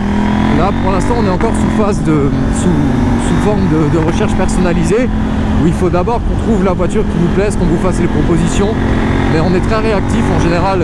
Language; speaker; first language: French; native; French